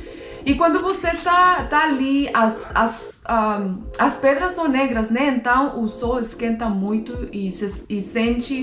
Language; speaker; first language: Portuguese; non-native, fluent; Spanish